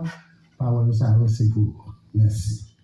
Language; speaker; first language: French; non-native, local second language; Haitian Creole